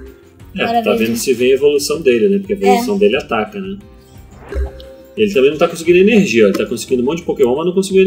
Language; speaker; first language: Portuguese; native; Portuguese